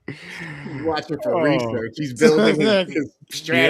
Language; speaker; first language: English; native; English